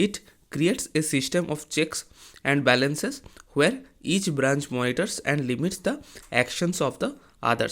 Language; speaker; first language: English; non-native, local second language; Hindi